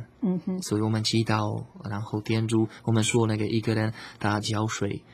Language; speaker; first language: Chinese; non-native, learner; Slovak